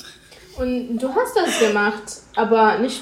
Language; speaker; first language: German; non-native, learner; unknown